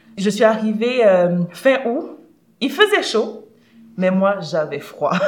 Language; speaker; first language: French; early bilingual, other home language; Haitian Creole